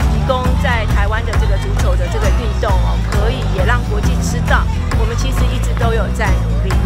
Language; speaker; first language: Chinese; native; Chinese